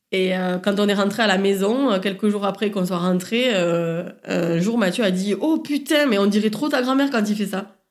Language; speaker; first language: French; native; French